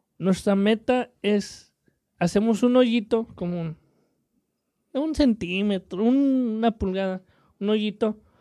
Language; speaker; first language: Spanish; native; Spanish